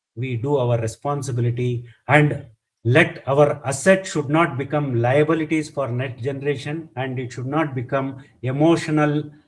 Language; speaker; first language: English; non-native, local second language; Kannada